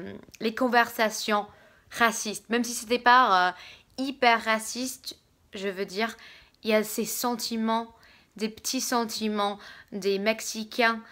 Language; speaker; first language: French; non-native, fluent; English